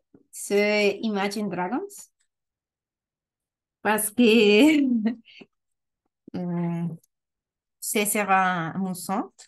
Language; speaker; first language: French; non-native, learner; Spanish